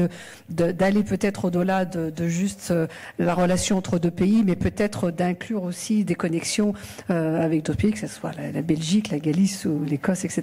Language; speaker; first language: French; native; French